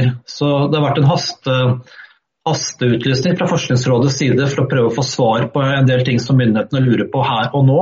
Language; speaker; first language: Norwegian; native; Norwegian